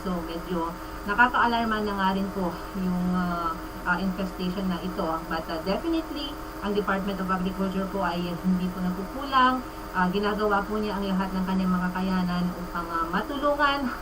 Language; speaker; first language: Filipino; non-native, local second language; Iloko